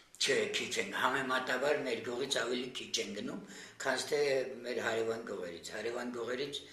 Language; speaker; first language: Armenian; native; Armenian